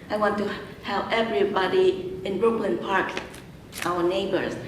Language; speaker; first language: English; non-native, learner; Vietnamese